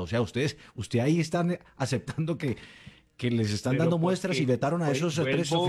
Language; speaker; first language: Spanish; native; Spanish